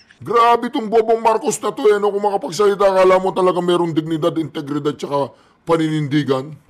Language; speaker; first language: Filipino; native; Filipino